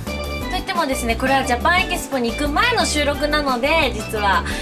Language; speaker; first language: Japanese; native; Japanese